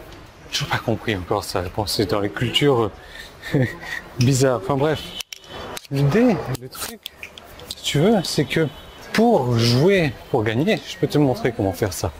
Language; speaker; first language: French; native; French